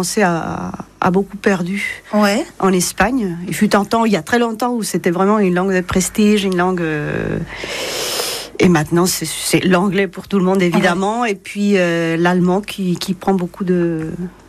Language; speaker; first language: French; non-native, fluent; Spanish